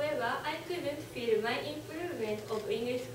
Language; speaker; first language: English; non-native, learner; Japanese